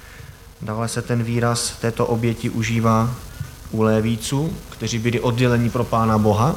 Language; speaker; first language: Czech; native; Czech